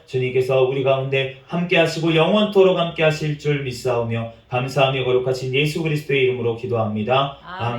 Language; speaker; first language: Korean; native; Korean